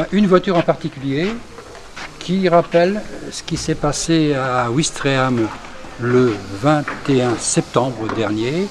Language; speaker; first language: French; native; French